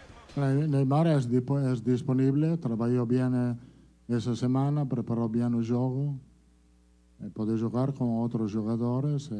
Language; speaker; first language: Portuguese; non-native, fluent; Italian